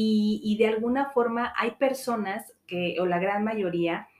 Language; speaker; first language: Spanish; native; Spanish